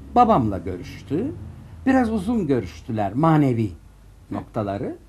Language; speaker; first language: Turkish; native; Turkish